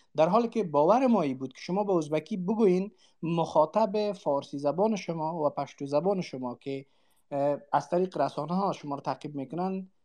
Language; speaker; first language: Persian; non-native, local second language; Uzbek